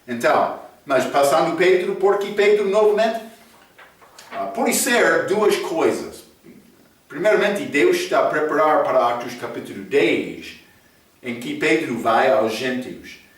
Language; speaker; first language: Portuguese; non-native, fluent; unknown